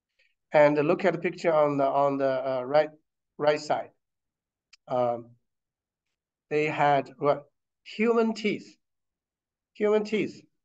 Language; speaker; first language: English; non-native, fluent; Chinese